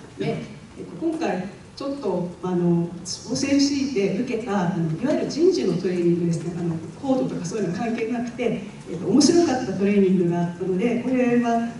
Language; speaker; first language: Japanese; native; Japanese